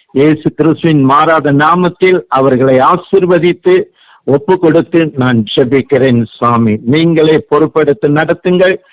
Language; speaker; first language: Tamil; native; Tamil